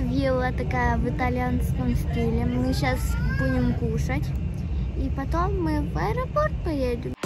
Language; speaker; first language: Russian; early bilingual, heritage; Russian